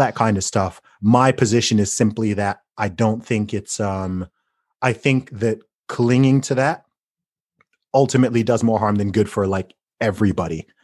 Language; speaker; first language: English; native; English